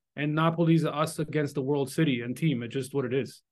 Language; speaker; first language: English; early bilingual, other home language; Italian